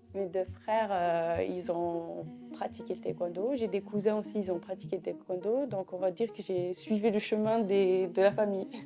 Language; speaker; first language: French; non-native, local second language; Kabyle